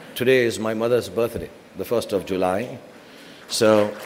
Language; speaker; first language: English; non-native, local second language; Hindi